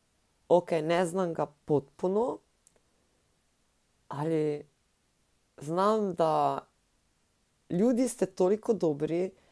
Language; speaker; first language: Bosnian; non-native, learner; Slovenian